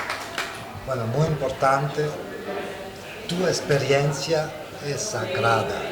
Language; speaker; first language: Spanish; non-native, fluent; Italian